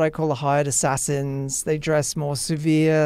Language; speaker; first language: English; native; English